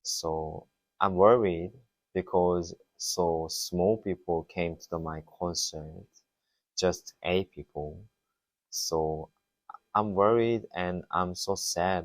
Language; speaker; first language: English; non-native, learner; Korean